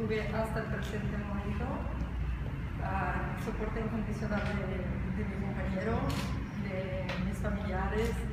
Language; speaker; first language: Spanish; non-native, fluent; Portuguese